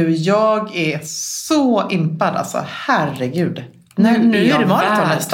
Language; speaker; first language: Swedish; native; Swedish